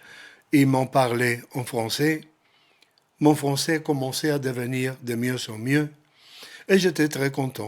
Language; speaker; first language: French; non-native, learner; Spanish